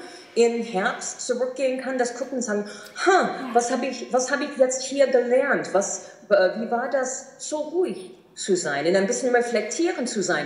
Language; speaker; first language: German; non-native, fluent; English